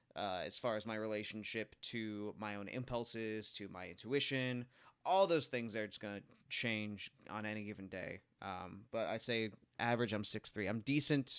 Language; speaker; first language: English; native; English